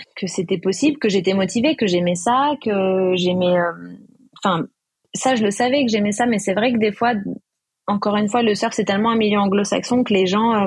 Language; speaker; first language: French; native; French